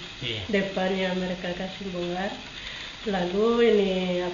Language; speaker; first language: Indonesian; non-native, local second language; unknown